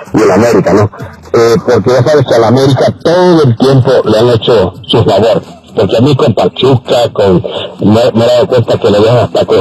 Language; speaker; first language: Spanish; native; Spanish